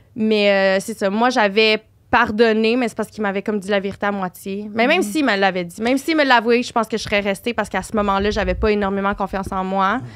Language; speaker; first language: French; native; French